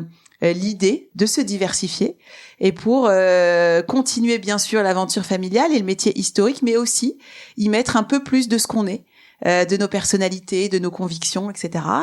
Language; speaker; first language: French; native; French